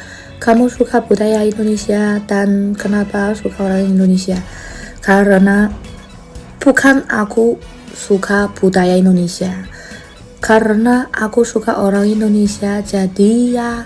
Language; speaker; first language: Indonesian; non-native, fluent; Chinese